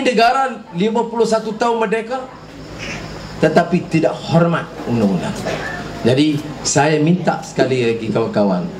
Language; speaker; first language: Malay; native; Malay